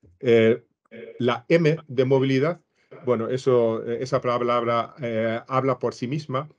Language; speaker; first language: Spanish; non-native, fluent; German